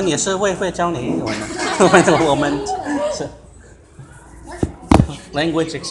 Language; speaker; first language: Chinese; non-native, learner; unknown